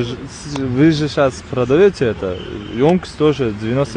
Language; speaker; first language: Russian; non-native, local second language; Uzbek